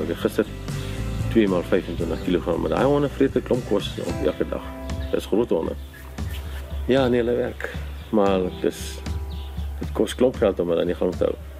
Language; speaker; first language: Dutch; non-native, learner; Afrikaans